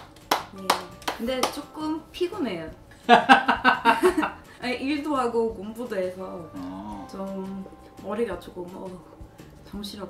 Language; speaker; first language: Korean; non-native, fluent; Swedish